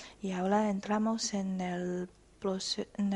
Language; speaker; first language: Spanish; non-native, fluent; Chinese